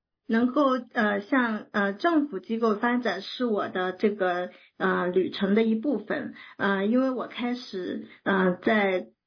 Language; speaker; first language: Chinese; native; Chinese